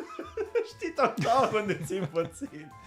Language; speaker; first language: German; native; German